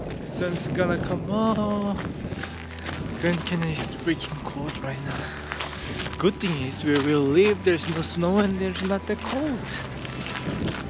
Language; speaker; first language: English; native; English